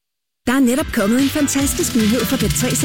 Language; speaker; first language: Danish; native; Danish